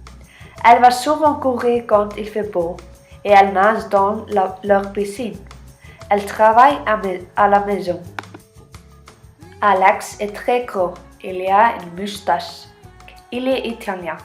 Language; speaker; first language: French; non-native, learner; Icelandic